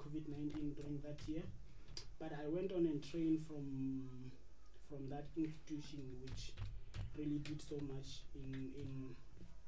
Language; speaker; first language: English; non-native, local second language; Venda